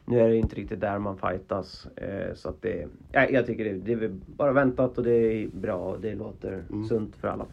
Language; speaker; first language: Swedish; native; Swedish